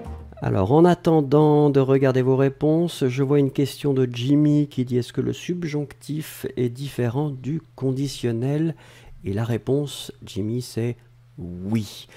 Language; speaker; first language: French; native; French